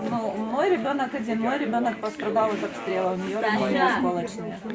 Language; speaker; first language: Russian; native; Russian